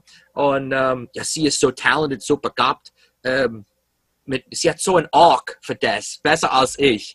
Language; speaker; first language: German; early bilingual, heritage; English